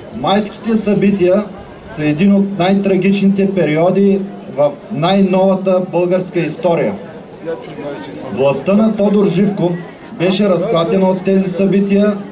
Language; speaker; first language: Bulgarian; non-native, local second language; Turkish